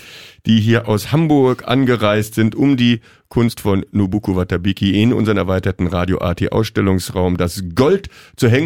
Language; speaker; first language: German; native; German